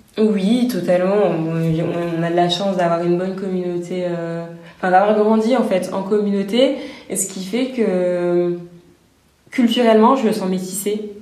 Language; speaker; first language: French; native; French